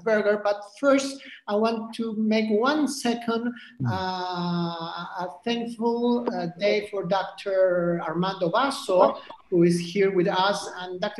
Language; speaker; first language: English; non-native, fluent; Spanish